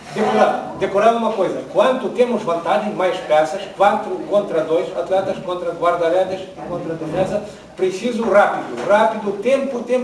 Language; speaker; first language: Portuguese; non-native, learner; Ukrainian